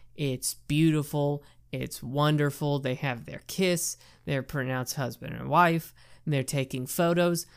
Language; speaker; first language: English; native; English